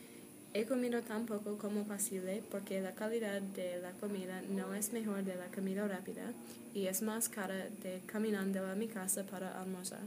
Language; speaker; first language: Spanish; non-native, learner; English